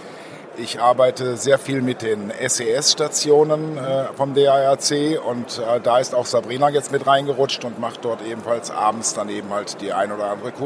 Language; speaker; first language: German; native; German